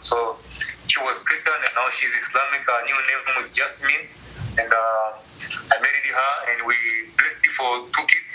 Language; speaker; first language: English; non-native, local second language; Swahili